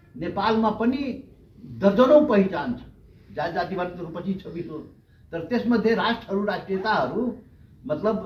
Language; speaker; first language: Nepali; non-native, local second language; Maithili